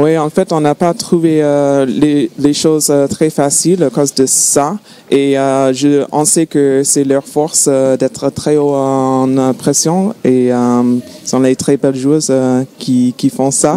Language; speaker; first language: French; non-native, fluent; English